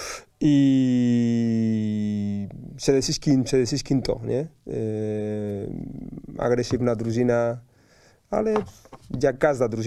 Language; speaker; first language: Polish; non-native, learner; Spanish